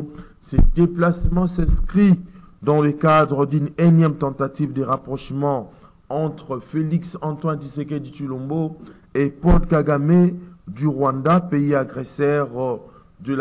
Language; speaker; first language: French; non-native, local second language; Lingala